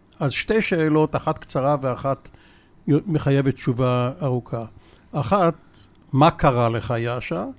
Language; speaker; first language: Hebrew; native; Hebrew